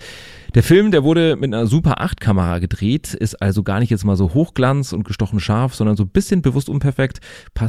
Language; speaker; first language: German; native; German